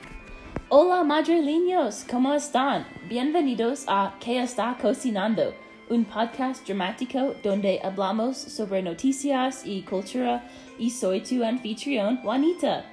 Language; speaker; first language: Spanish; non-native, learner; English